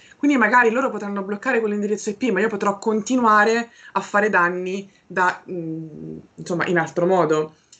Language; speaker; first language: Italian; native; Italian